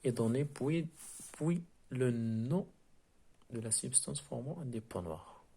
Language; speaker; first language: French; non-native, local second language; Arabic